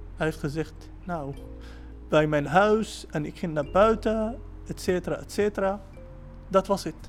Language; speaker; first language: Dutch; non-native, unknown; Arabic